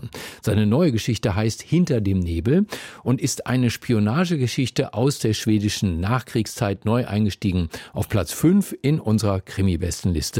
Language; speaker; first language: German; native; German